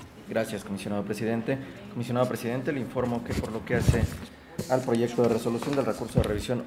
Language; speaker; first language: Spanish; native; Spanish